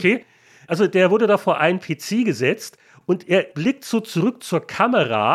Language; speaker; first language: German; native; German